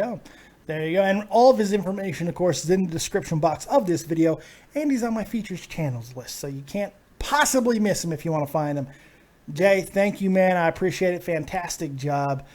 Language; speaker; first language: English; native; English